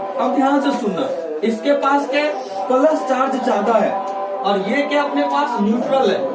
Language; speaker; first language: Hindi; native; Hindi